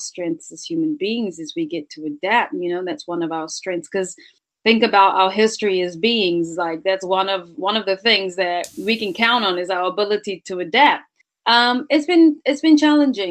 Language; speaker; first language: English; native; English